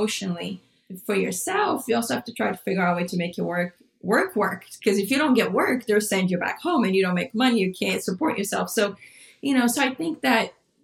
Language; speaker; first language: English; non-native, fluent; Portuguese